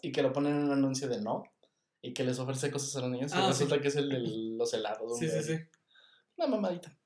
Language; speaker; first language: Spanish; native; Spanish